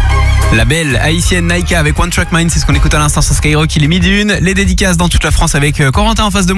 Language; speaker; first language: French; native; French